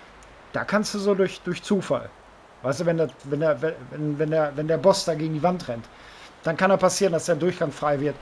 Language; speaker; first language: German; native; German